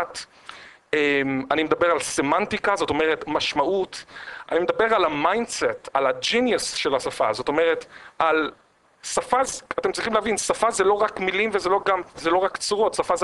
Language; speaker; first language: Hebrew; native; Hebrew